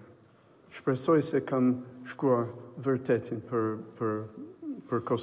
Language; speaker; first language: Albanian; non-native, fluent; English